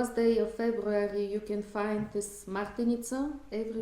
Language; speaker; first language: English; non-native, learner; Bulgarian